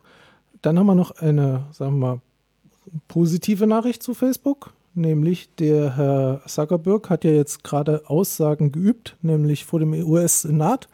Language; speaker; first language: German; native; German